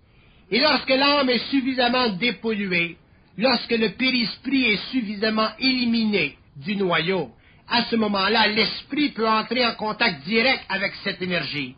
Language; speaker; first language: French; native; French